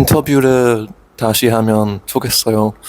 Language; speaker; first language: Korean; non-native, learner; English